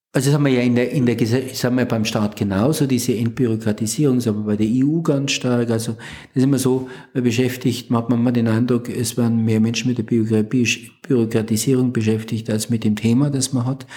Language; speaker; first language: German; native; German